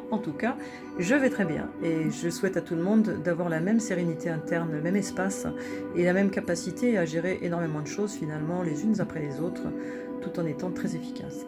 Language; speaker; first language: French; native; French